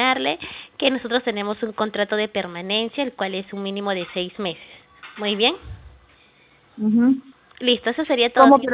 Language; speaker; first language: Spanish; native; Spanish